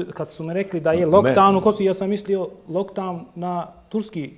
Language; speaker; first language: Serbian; non-native, local second language; Turkish